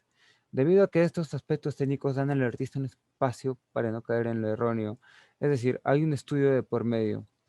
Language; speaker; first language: Spanish; native; Spanish